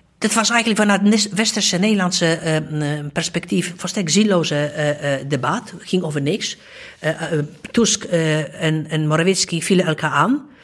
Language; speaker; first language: Dutch; non-native, fluent; Polish